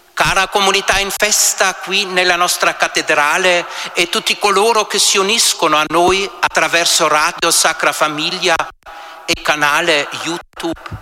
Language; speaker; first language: Italian; non-native, local second language; German